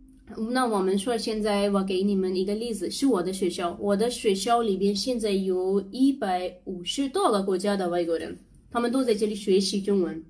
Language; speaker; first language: Chinese; non-native, learner; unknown